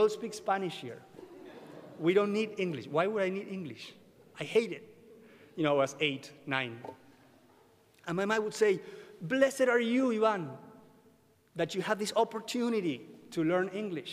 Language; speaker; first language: English; non-native, fluent; Spanish